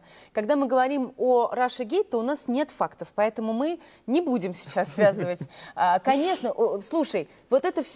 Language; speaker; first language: Russian; native; Russian